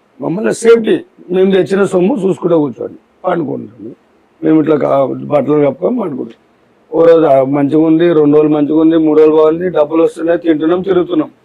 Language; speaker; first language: Telugu; native; Telugu